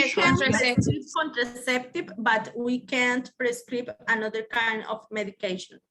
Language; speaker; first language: English; non-native, learner; Spanish